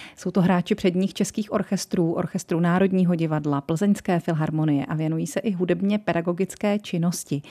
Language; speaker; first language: Czech; native; Czech